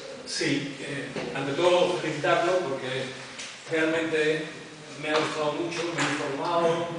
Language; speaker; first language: Spanish; native; Spanish